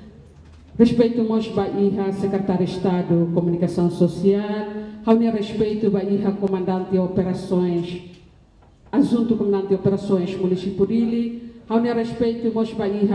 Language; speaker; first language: Portuguese; non-native, local second language; Tetum